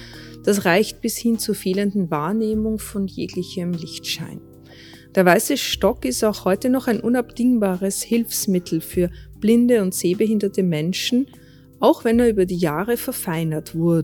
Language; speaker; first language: German; native; German